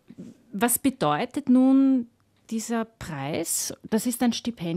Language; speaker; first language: German; native; German